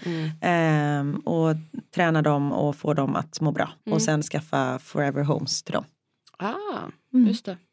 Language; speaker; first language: Swedish; native; Swedish